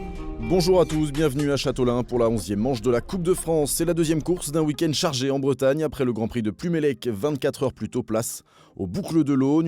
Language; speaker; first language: French; native; French